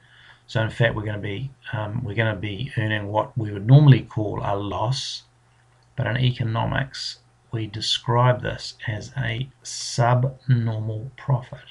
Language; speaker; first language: English; native; English